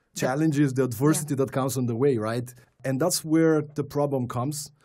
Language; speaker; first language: English; non-native, fluent; Bulgarian